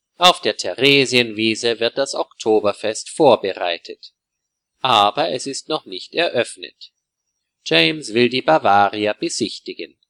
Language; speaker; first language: German; native; German